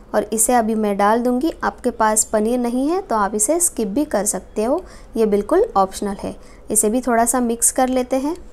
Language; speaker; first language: Hindi; non-native, local second language; Marathi